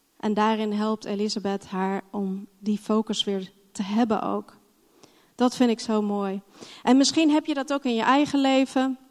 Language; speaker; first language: Dutch; non-native, fluent; English